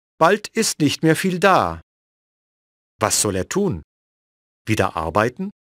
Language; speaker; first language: German; native; German